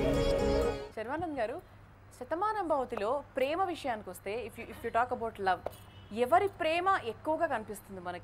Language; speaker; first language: Telugu; native; Telugu